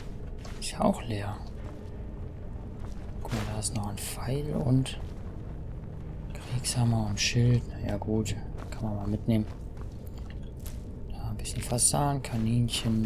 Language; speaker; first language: German; native; German